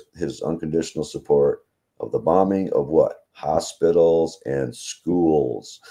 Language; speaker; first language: English; native; English